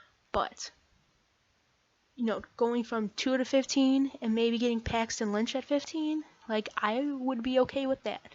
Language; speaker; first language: English; native; English